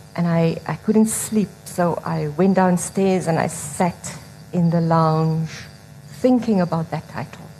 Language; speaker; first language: English; non-native, local second language; Afrikaans